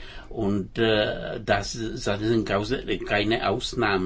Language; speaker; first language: German; non-native, fluent; Czech